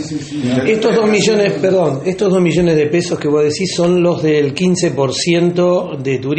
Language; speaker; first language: Spanish; native; Spanish